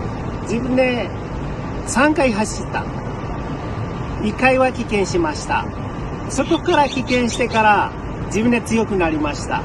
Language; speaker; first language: Japanese; non-native, learner; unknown